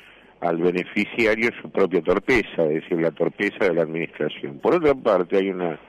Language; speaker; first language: Spanish; native; Spanish